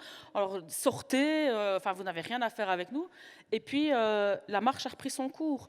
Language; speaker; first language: French; native; French